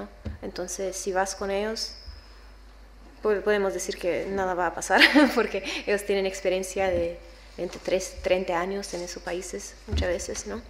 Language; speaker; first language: Spanish; non-native, learner; English